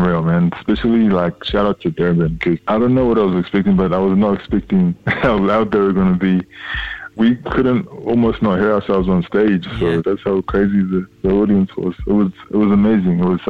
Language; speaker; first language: English; native; English